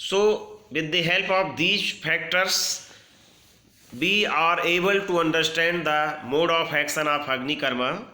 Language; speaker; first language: English; non-native, local second language; Hindi